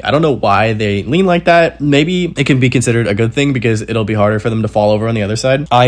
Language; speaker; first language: English; native; English